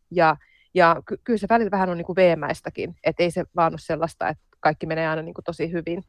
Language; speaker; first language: Finnish; native; Finnish